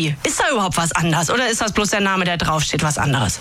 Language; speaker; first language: German; native; German